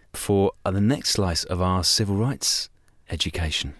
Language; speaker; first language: English; native; English